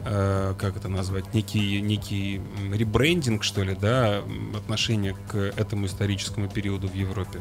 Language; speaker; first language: Russian; native; Russian